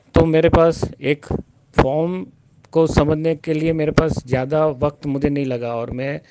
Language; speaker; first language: Hindi; non-native, local second language; Gujarati